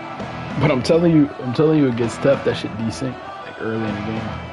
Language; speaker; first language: English; native; English